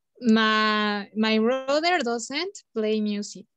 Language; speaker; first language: English; non-native, learner; Spanish